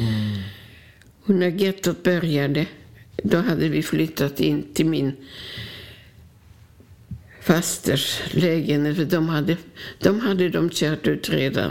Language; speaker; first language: Swedish; non-native, fluent; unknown